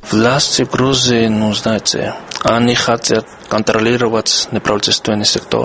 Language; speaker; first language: Russian; non-native, fluent; Georgian